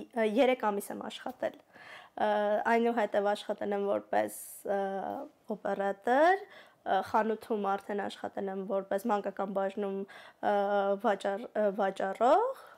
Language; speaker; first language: Armenian; native; Armenian